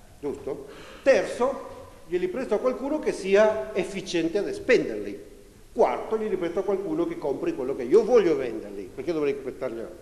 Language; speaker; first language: Italian; non-native, fluent; Spanish